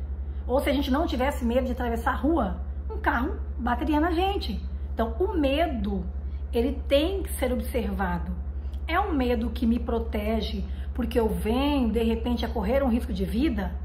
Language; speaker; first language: Portuguese; native; Portuguese